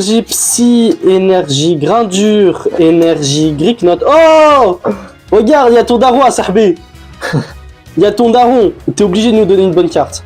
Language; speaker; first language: French; native; French